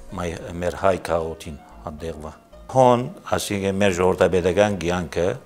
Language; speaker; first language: Armenian; early bilingual, heritage; Armenian